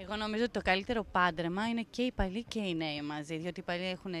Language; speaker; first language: Greek; native; Greek